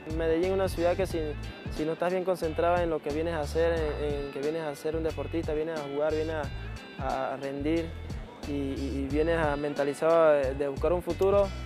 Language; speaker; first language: Spanish; native; Spanish